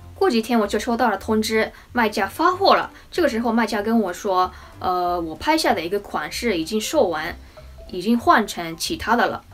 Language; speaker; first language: Chinese; non-native, fluent; Japanese